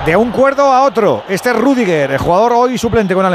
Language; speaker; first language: Spanish; native; Spanish